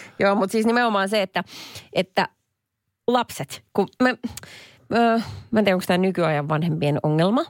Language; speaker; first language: Finnish; native; Finnish